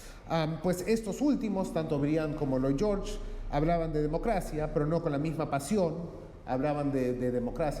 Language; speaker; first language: Spanish; native; Spanish